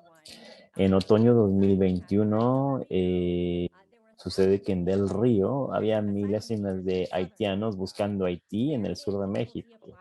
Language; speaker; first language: Spanish; non-native, fluent; English